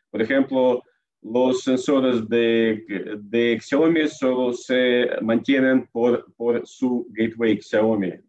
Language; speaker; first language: Spanish; non-native, learner; Russian